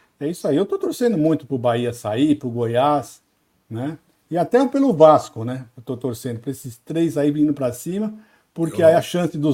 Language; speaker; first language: Portuguese; native; Portuguese